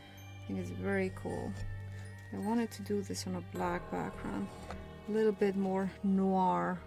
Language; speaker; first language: English; non-native, fluent; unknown